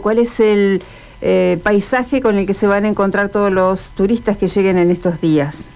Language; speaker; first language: Spanish; native; Spanish